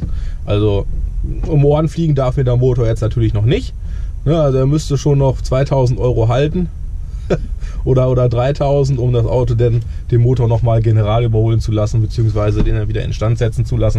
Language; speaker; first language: German; native; German